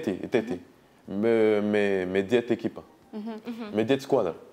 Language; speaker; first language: Albanian; non-native, learner; French